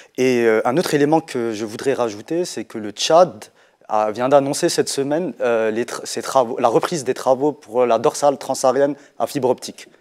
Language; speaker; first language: French; non-native, local second language; Arabic